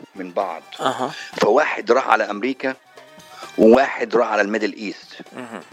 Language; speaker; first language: Arabic; native; Arabic